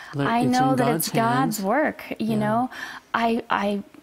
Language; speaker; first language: English; native; English